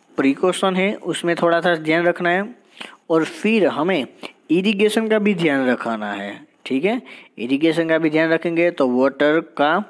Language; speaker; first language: Hindi; non-native, local second language; Gujarati